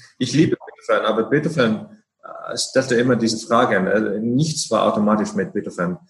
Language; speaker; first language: German; non-native, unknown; Icelandic